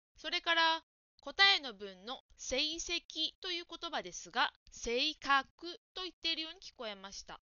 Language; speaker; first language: Japanese; native; Japanese